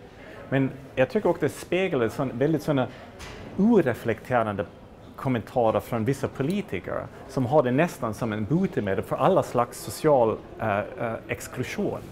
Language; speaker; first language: Swedish; non-native, fluent; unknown